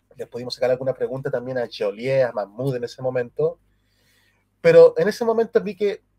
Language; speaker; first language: Spanish; native; Spanish